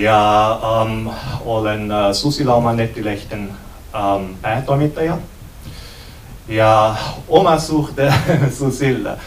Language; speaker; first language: Finnish; non-native, learner; German